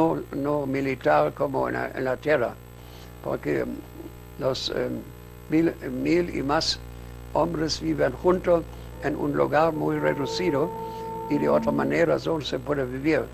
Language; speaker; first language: Spanish; non-native, fluent; German